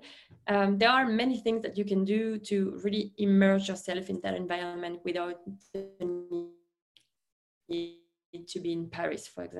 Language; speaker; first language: English; non-native, fluent; French